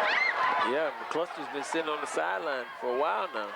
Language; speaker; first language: English; native; English